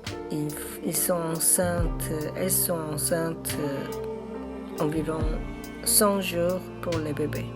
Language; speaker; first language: French; non-native, learner; Korean